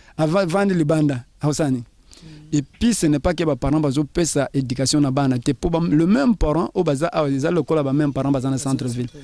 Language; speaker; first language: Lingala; native; Lingala